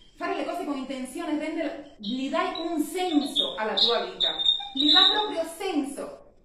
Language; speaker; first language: Italian; non-native, fluent; Spanish